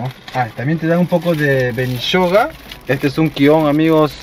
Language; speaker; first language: Spanish; native; Spanish